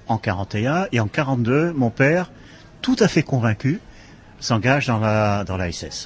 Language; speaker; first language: French; non-native, local second language; Dutch